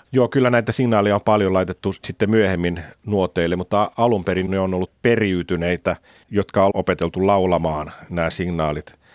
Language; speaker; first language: Finnish; native; Finnish